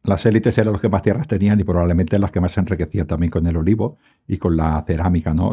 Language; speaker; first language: Spanish; native; Spanish